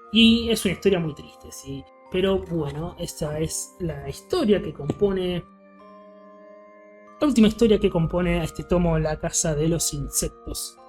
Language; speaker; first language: Spanish; native; Spanish